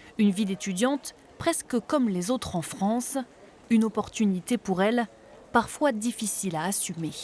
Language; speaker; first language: French; native; French